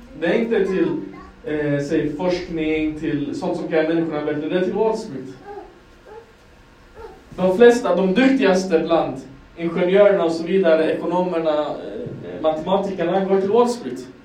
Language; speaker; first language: Swedish; non-native, fluent; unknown